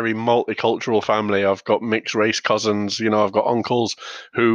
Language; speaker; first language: English; native; English